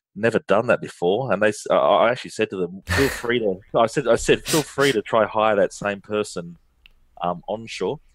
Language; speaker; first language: English; native; English